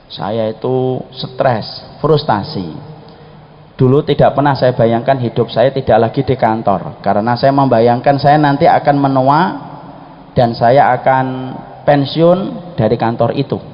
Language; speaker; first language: Indonesian; native; Indonesian